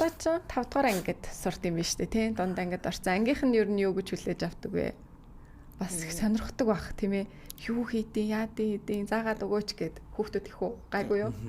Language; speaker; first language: Mongolian; native; Mongolian